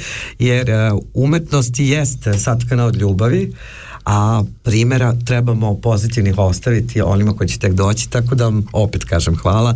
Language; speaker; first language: Serbian; native; Serbian